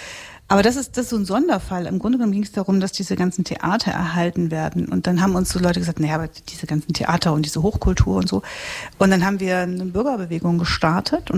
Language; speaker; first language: German; native; German